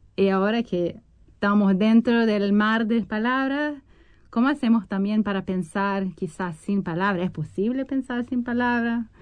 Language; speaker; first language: Spanish; non-native, fluent; Portuguese